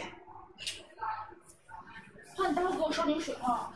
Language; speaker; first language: Chinese; native; Chinese